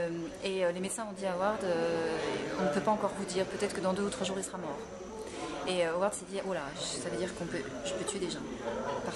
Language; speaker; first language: French; native; French